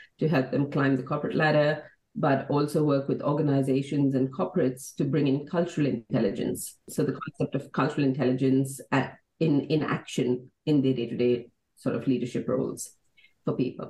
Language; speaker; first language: English; non-native, local second language; Hindi